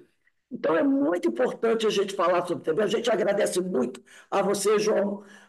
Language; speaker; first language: Portuguese; native; Portuguese